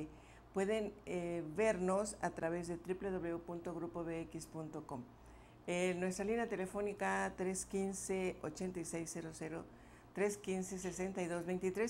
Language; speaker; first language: Spanish; native; Spanish